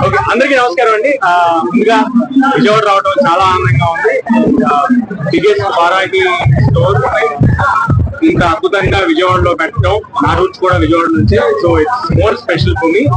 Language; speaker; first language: Telugu; native; Telugu